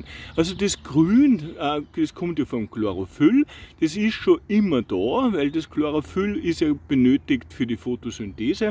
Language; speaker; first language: German; native; German